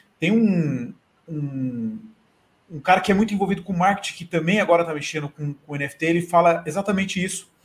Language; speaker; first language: Portuguese; native; Portuguese